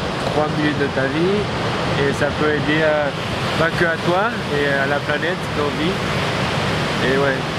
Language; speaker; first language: French; early bilingual, heritage; French